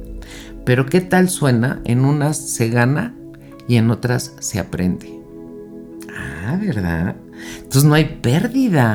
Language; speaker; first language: Spanish; native; Spanish